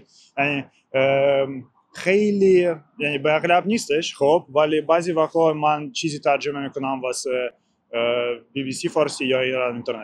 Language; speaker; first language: Persian; non-native, learner; Ukrainian